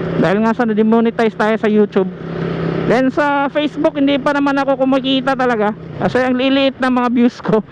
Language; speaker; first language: Filipino; non-native, local second language; Cebuano